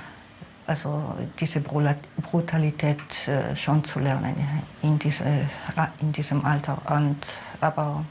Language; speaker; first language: German; non-native, fluent; Hebrew